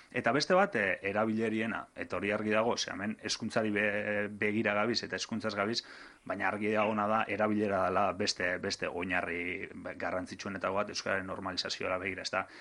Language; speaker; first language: Basque; native; Basque